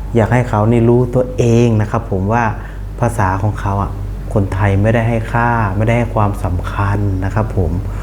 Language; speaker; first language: Thai; non-native, fluent; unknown